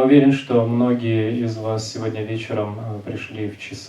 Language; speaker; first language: Russian; native; Russian